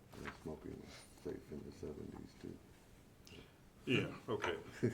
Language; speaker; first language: English; native; English